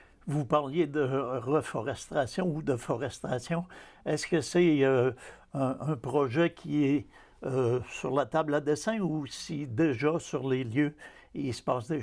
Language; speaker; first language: French; native; French